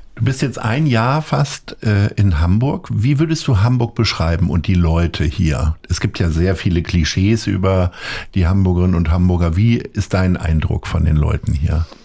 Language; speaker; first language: German; native; German